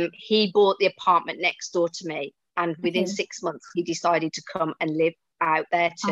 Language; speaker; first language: English; native; English